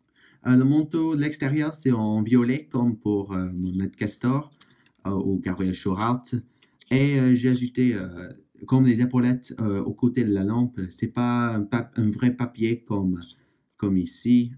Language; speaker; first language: French; non-native, learner; English